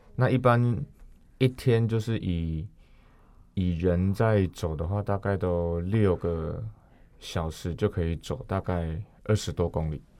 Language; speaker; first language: Chinese; native; Chinese